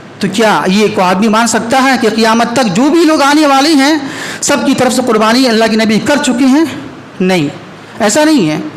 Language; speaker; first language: Urdu; native; Urdu